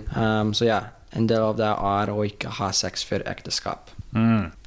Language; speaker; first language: Norwegian; non-native, fluent; English